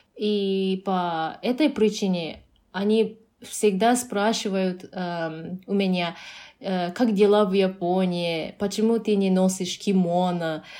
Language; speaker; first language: Russian; non-native, fluent; Japanese